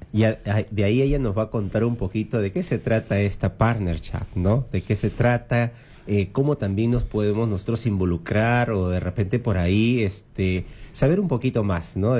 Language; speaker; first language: Spanish; native; Spanish